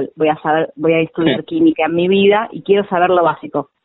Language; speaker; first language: Spanish; native; Spanish